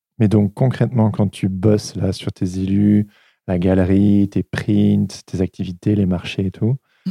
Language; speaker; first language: French; native; French